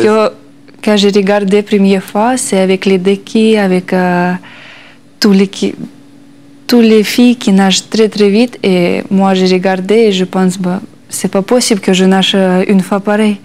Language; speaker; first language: French; non-native, learner; Russian